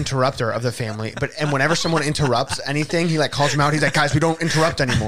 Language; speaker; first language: English; early bilingual, other home language; Spanish